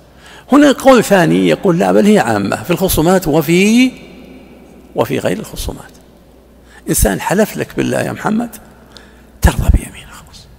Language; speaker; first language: Arabic; native; Arabic